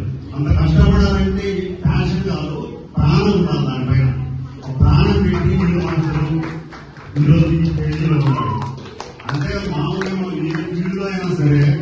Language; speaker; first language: Telugu; native; Telugu